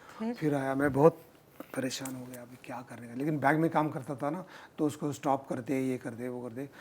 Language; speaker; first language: Hindi; non-native, local second language; Marathi